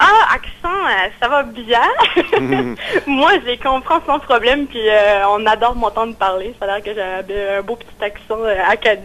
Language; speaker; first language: French; native; French